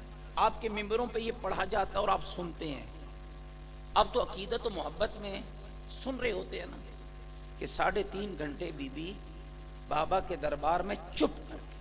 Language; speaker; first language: Urdu; native; Urdu